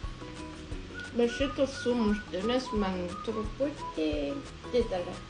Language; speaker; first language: Lithuanian; non-native, learner; Japanese